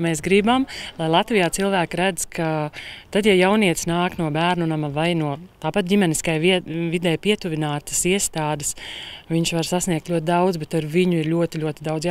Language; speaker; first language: Latvian; native; Latvian